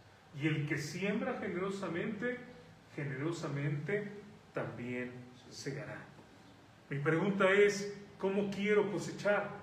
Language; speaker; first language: Spanish; native; Spanish